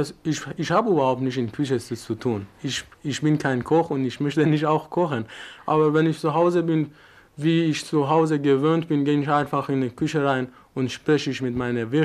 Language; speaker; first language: German; non-native, learner; Persian